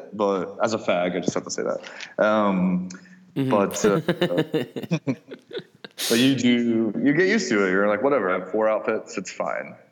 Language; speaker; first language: English; native; English